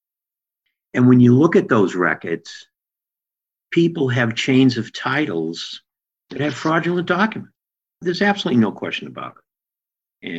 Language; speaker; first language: English; native; English